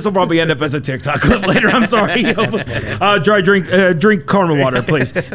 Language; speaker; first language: English; native; English